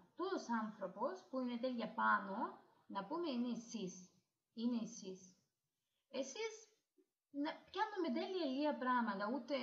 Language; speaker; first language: Greek; non-native, learner; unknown